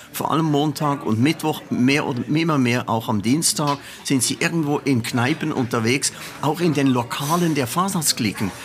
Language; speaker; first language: German; native; German